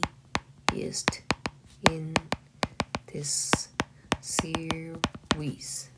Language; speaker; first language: English; non-native, fluent; Korean